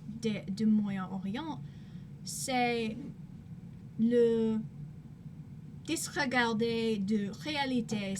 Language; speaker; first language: French; non-native, learner; English